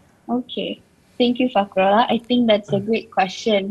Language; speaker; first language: English; non-native, local second language; Malay